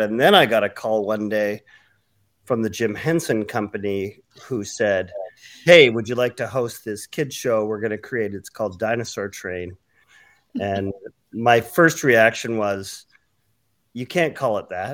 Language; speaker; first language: English; native; English